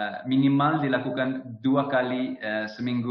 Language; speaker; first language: Indonesian; non-native, fluent; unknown